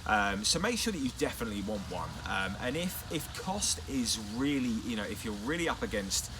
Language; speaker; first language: English; native; English